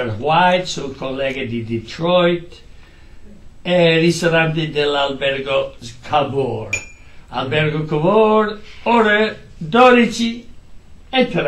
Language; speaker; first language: Italian; non-native, learner; English